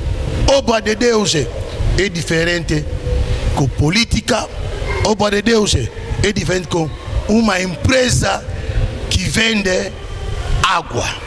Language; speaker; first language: Portuguese; non-native, learner; Lingala